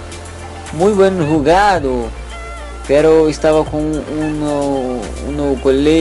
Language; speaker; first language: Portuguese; non-native, learner; Spanish